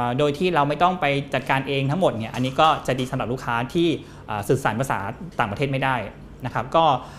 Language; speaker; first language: Thai; native; Thai